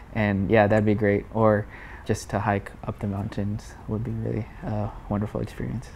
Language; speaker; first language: English; native; English